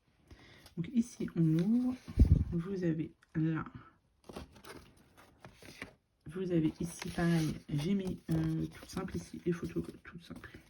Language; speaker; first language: French; native; French